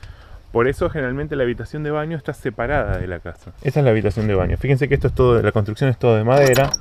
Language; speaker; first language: Spanish; native; Spanish